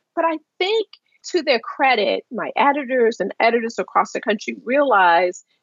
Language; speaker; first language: English; native; English